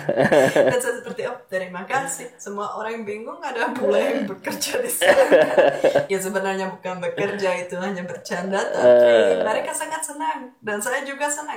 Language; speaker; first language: Indonesian; non-native, fluent; Czech